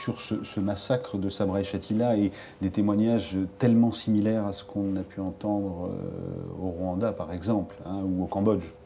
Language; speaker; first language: French; native; French